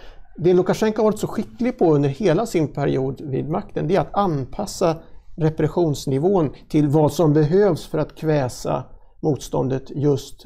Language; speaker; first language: Swedish; native; Swedish